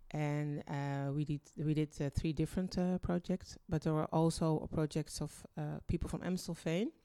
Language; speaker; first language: English; early bilingual, other home language; Dutch